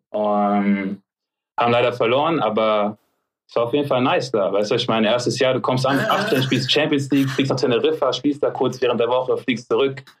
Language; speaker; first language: German; early bilingual, other home language; French